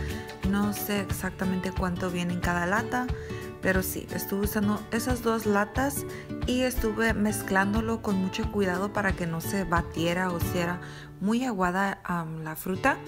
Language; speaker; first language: Spanish; native; Spanish